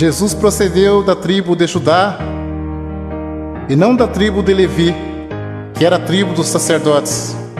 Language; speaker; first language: Portuguese; native; Portuguese